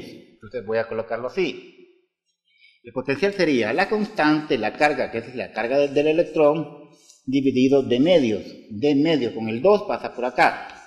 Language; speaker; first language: Spanish; native; Spanish